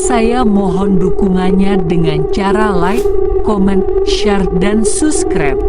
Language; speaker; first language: Indonesian; native; Indonesian